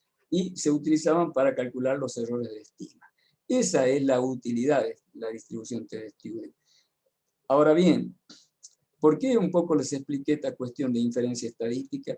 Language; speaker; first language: Spanish; native; Spanish